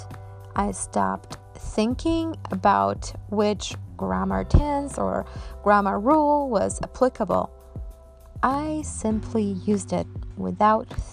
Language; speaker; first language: English; non-native, fluent; Polish